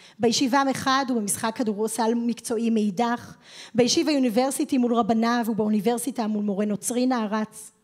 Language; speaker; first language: Hebrew; native; Hebrew